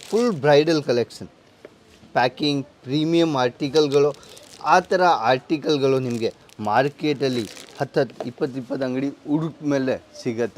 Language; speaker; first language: Kannada; non-native, fluent; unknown